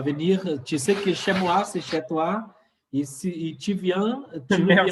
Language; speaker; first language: French; non-native, fluent; Portuguese